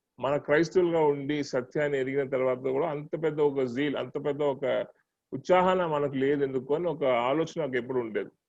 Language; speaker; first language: Telugu; non-native, local second language; Tamil